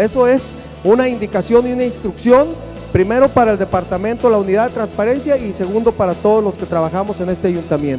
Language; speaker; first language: Spanish; native; Spanish